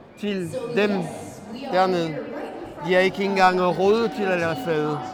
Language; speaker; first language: Danish; non-native, fluent; French